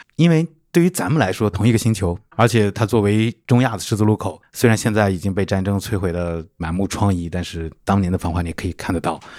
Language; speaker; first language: Chinese; native; Chinese